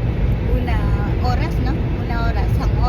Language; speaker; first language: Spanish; non-native, learner; Filipino